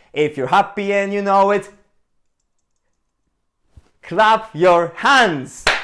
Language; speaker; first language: English; non-native, fluent; Polish